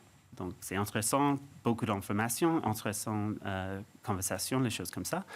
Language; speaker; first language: French; non-native, fluent; English